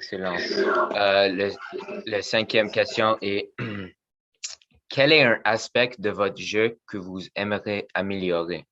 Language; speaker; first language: French; non-native, fluent; English